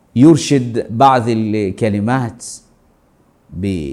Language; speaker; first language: Arabic; non-native, fluent; Swahili